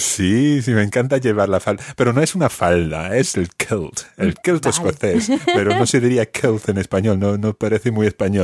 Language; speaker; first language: Spanish; non-native, fluent; English